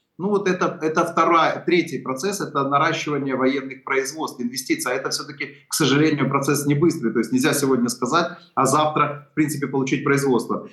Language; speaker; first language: Russian; non-native, local second language; Ukrainian